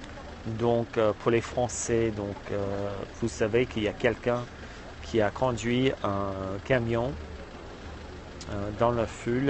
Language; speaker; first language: French; non-native, fluent; English